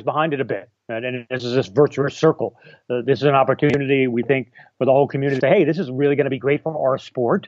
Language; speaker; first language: English; native; English